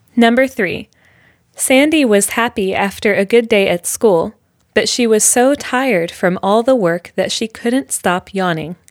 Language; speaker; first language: English; native; English